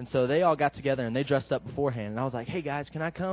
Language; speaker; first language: English; native; English